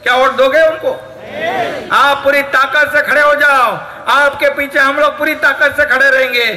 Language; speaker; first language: Hindi; non-native, local second language; Marathi